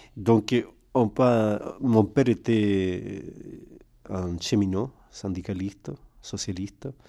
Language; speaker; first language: French; non-native, fluent; Spanish